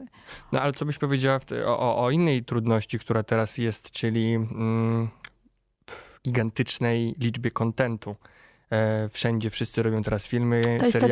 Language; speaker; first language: Polish; native; Polish